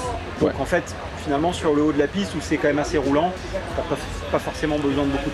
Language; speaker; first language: French; native; French